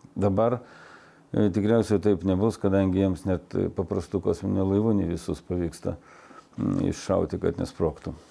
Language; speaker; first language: Lithuanian; non-native, local second language; Russian